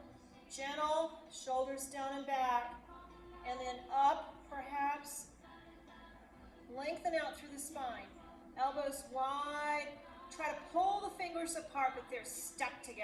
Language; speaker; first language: English; native; English